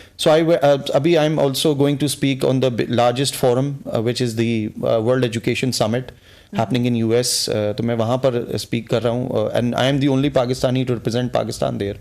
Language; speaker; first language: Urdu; early bilingual, heritage; Urdu